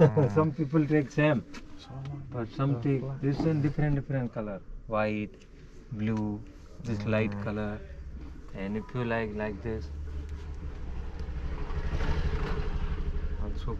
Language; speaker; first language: English; non-native, learner; Hindi